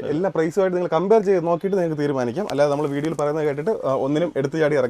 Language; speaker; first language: Malayalam; native; Malayalam